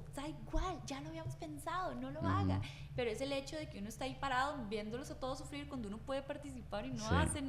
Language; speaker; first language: Spanish; native; Spanish